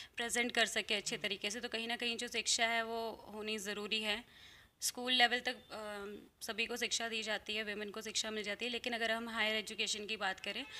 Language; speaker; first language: Hindi; native; Hindi